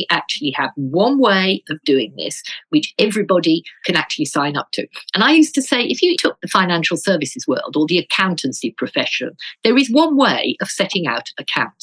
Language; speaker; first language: English; native; English